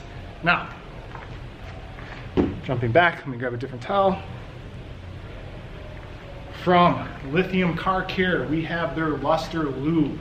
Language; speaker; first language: English; native; English